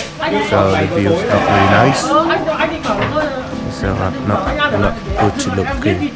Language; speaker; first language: English; non-native, learner; Vietnamese